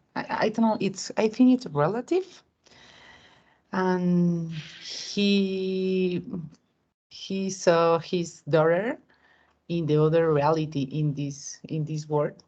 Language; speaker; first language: English; non-native, learner; Spanish